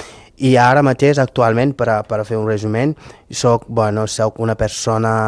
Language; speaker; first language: Catalan; non-native, fluent; Fula